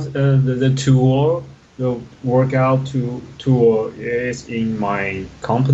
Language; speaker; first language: English; non-native, learner; Chinese